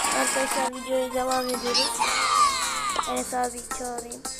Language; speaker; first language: Turkish; native; Turkish